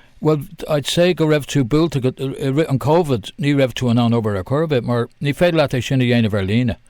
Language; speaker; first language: Irish; non-native, local second language; English